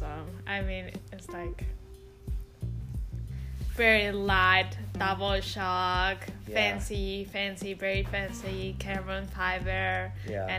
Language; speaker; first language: English; non-native, fluent; Spanish